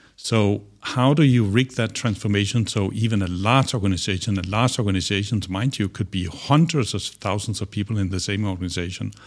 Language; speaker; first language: English; non-native, fluent; Danish